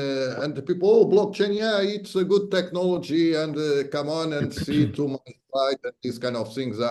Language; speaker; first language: English; non-native, fluent; Portuguese